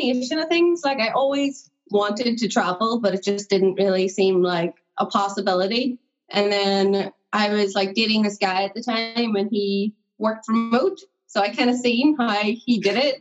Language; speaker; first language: English; native; English